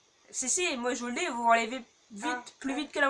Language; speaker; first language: French; native; French